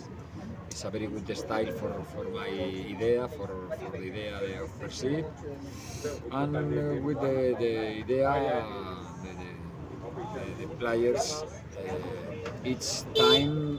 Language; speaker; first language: English; non-native, learner; Spanish